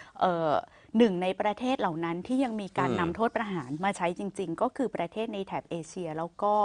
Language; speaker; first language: Thai; native; Thai